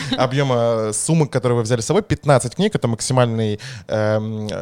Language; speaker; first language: Russian; native; Russian